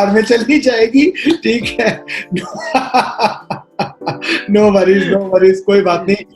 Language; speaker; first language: Hindi; native; Hindi